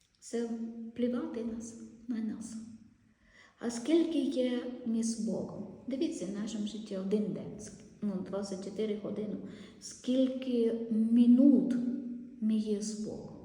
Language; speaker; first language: Ukrainian; non-native, learner; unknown